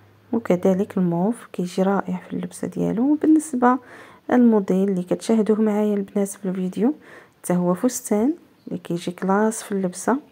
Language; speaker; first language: Arabic; native; Arabic